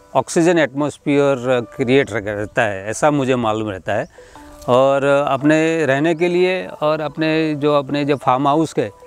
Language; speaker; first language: Hindi; non-native, local second language; Gujarati